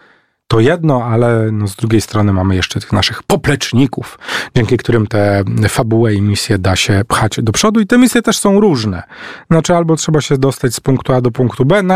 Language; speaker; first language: Polish; native; Polish